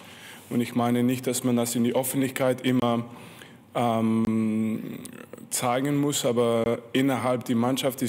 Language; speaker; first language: German; non-native, fluent; French